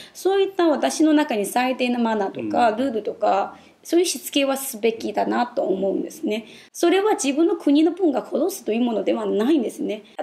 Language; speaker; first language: Japanese; non-native, fluent; Chinese